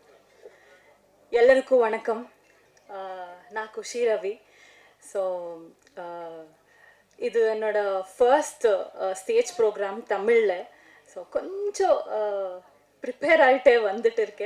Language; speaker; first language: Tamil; non-native, learner; Kannada